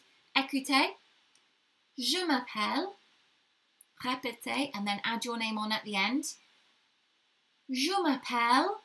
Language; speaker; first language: French; non-native, learner; English